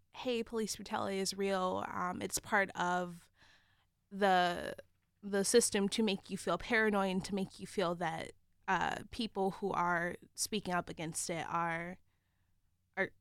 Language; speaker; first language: English; native; English